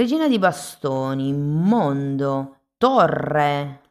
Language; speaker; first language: Italian; native; Italian